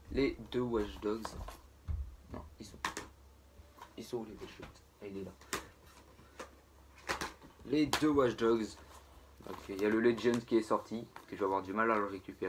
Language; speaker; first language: French; native; French